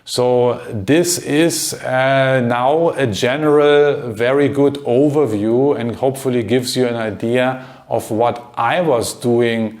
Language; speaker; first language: English; non-native, fluent; German